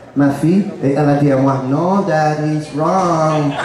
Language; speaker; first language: French; non-native, learner; English